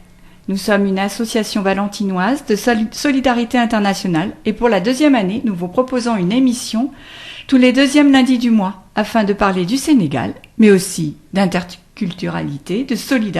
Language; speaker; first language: French; native; French